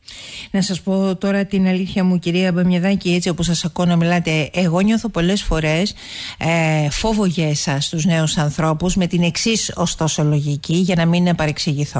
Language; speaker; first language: Greek; native; Greek